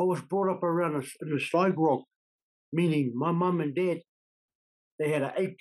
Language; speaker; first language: English; native; English